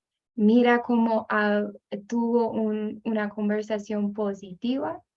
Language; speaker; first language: Spanish; non-native, fluent; English